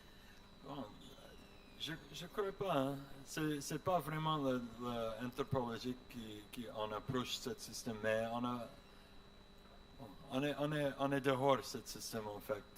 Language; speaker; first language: French; non-native, learner; English